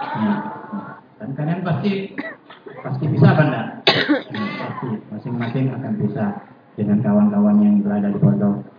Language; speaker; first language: Indonesian; native; Indonesian